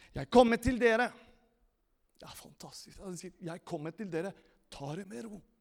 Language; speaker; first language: Norwegian; non-native, fluent; Spanish